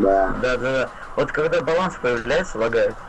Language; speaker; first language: Russian; native; Russian